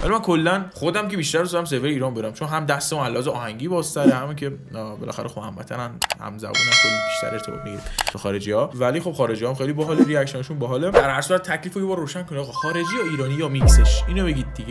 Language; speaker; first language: Persian; native; Persian